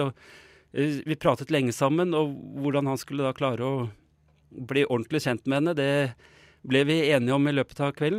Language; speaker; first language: Norwegian; native; Norwegian